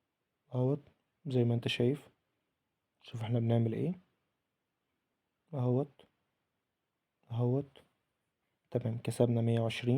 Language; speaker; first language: Arabic; native; Arabic